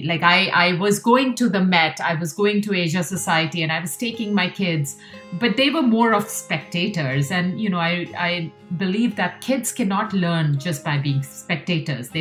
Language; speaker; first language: English; non-native, local second language; Hindi